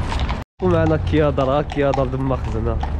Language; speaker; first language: Arabic; native; Arabic